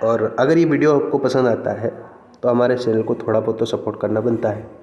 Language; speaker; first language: Hindi; native; Hindi